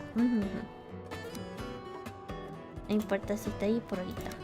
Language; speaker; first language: Spanish; early bilingual, heritage; Spanish